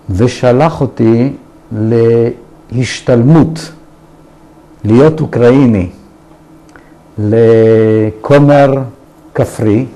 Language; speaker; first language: Hebrew; early bilingual, other home language; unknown